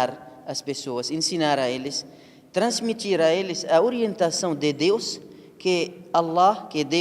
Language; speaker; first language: Portuguese; non-native, learner; Arabic